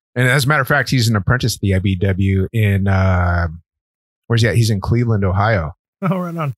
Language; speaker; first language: English; native; English